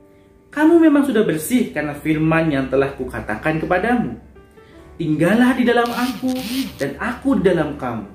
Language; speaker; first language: Indonesian; native; Indonesian